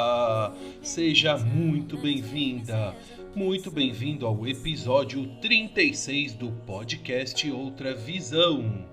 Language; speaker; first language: Portuguese; native; Portuguese